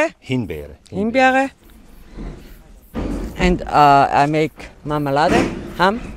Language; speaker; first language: English; non-native, learner; German